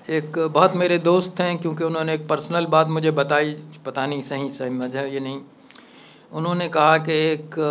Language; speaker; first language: Hindi; native; Hindi